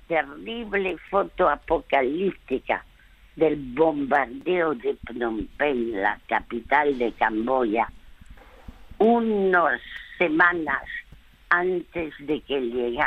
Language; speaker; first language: Spanish; early bilingual, other home language; French